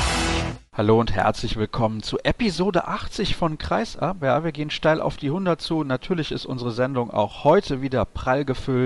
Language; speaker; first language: German; native; German